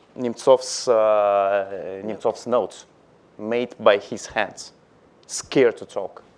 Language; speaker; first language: English; non-native, learner; Russian